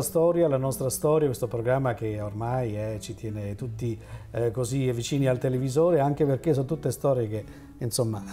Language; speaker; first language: Italian; native; Italian